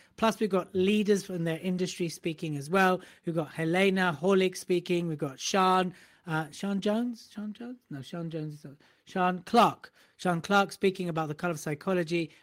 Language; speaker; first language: English; native; English